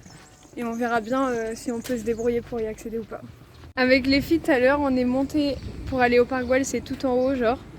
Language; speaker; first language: French; native; French